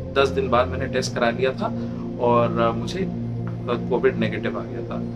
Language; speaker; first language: Hindi; non-native, local second language; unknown